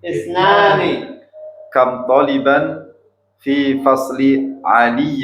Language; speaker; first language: Arabic; non-native, learner; Indonesian